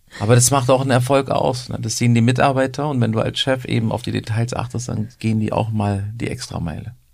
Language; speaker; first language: German; early bilingual, other home language; Turkish